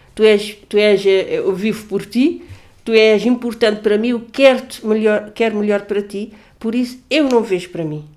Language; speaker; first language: Portuguese; non-native, local second language; Kabuverdianu